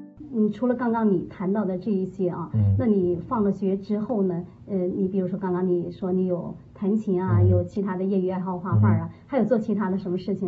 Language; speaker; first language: Chinese; native; Chinese